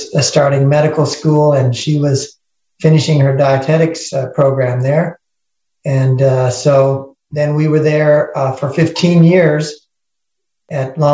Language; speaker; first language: English; native; English